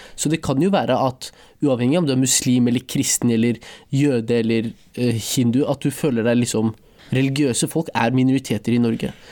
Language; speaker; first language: Norwegian; early bilingual, other home language; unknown